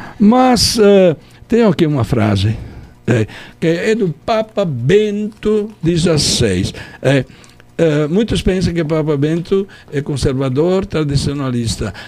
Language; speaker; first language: Portuguese; non-native, fluent; Italian